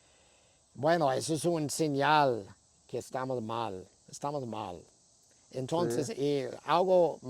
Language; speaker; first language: Spanish; non-native, fluent; English